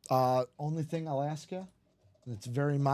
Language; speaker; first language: English; native; English